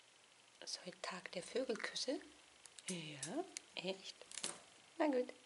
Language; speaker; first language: German; native; German